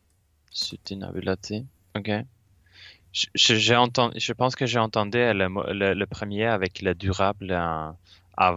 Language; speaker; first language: French; non-native, learner; Swedish